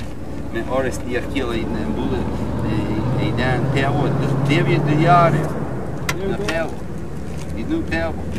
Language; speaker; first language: Ukrainian; early bilingual, heritage; Ukrainian